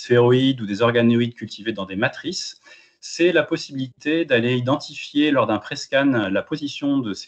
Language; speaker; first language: French; native; French